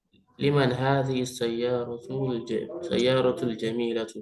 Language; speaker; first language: Arabic; non-native, learner; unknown